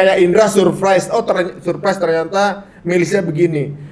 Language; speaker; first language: Indonesian; native; Indonesian